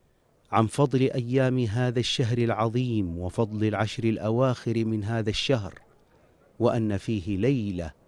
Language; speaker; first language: Arabic; native; Arabic